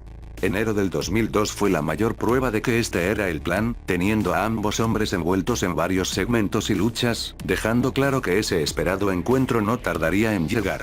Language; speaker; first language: Spanish; native; Spanish